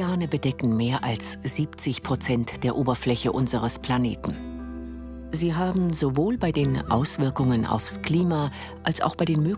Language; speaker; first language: German; native; German